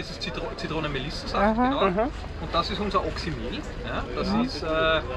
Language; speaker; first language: German; native; German